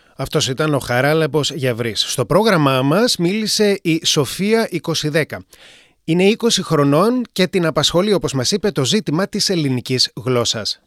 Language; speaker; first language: Greek; native; Greek